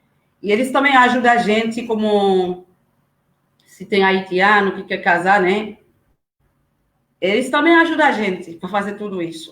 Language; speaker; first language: Portuguese; non-native, learner; Haitian Creole